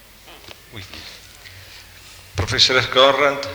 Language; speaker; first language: French; non-native, fluent; Italian